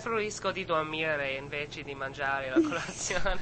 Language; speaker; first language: Italian; non-native, learner; English